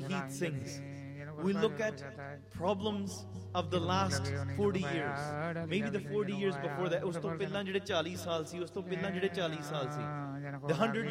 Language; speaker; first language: English; native; English